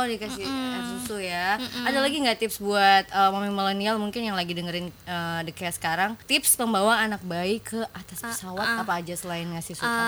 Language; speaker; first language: Indonesian; native; Indonesian